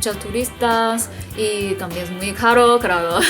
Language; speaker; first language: Spanish; non-native, fluent; Chinese